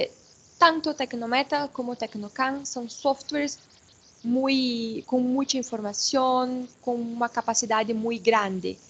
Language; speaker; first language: Spanish; non-native, fluent; Portuguese